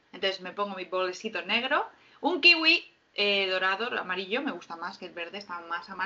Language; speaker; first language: Spanish; native; Spanish